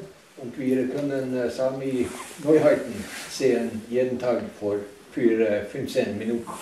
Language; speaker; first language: German; non-native, learner; Northern Sami